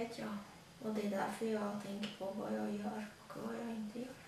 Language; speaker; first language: Swedish; early bilingual, other home language; Latvian